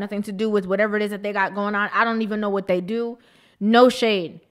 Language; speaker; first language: English; native; English